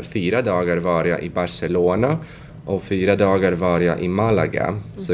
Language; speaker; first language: Swedish; non-native, fluent; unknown